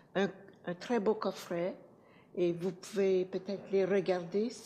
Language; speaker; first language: French; native; French